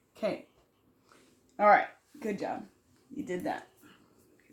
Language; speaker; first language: English; native; English